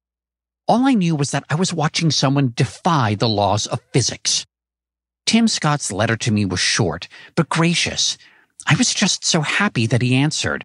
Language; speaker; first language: English; native; English